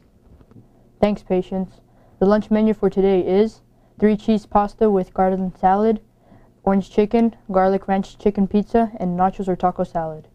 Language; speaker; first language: English; native; English